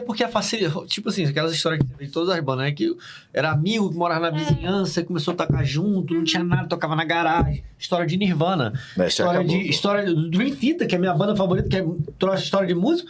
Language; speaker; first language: Portuguese; native; Portuguese